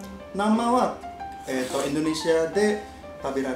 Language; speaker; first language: Japanese; non-native, learner; Indonesian